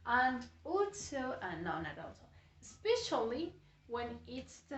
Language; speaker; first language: English; non-native, fluent; Spanish